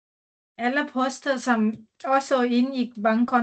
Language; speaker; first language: Danish; non-native, learner; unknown